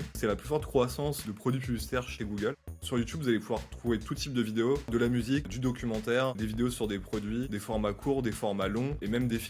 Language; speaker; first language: French; native; French